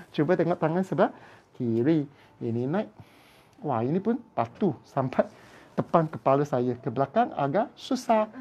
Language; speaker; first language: Malay; non-native, local second language; Cantonese